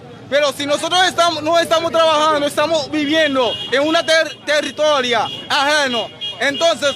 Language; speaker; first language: Spanish; non-native, learner; Haitian Creole